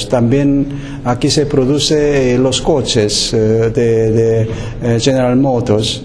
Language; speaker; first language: Spanish; non-native, fluent; Korean